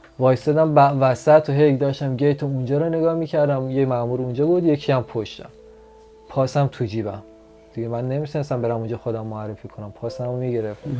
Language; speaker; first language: Persian; native; Persian